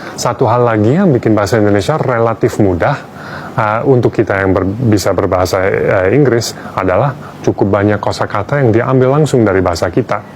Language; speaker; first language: Indonesian; non-native, fluent; English